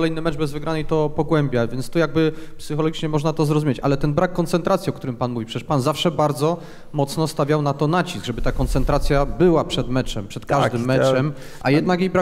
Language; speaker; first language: Polish; native; Polish